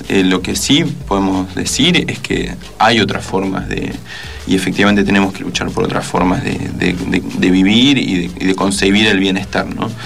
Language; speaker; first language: Spanish; native; Spanish